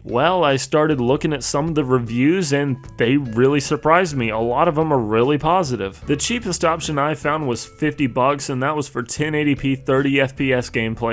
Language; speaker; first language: English; native; English